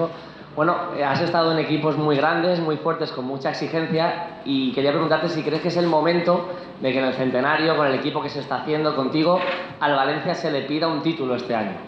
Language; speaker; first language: Spanish; native; Spanish